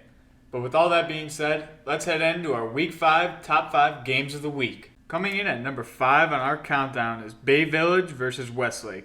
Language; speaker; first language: English; native; English